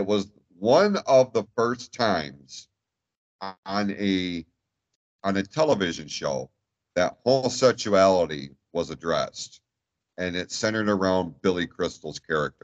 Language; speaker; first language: English; native; English